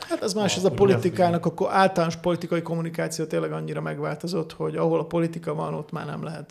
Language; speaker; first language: Hungarian; native; Hungarian